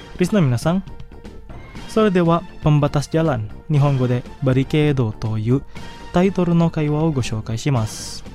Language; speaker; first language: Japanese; non-native, fluent; Indonesian